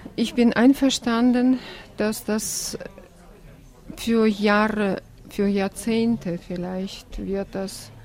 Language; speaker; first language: German; non-native, fluent; Russian